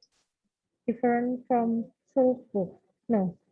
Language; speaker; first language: English; non-native, learner; Indonesian